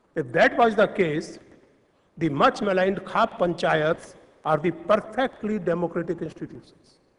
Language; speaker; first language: English; non-native, local second language; Hindi